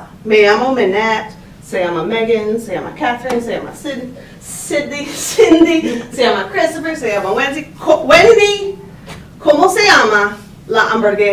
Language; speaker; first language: Spanish; non-native, fluent; English